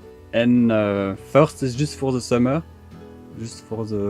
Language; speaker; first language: English; non-native, learner; French